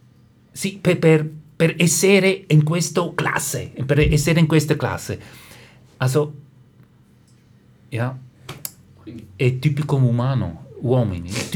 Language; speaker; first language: Italian; non-native, learner; German